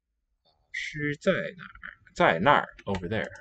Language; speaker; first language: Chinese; non-native, learner; English